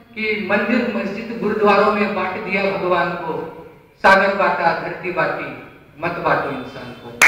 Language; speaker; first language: Hindi; non-native, local second language; Marathi